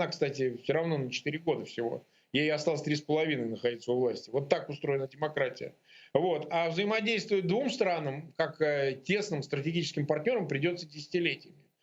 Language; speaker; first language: Russian; native; Russian